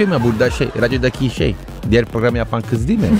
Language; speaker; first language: Turkish; non-native, fluent; Italian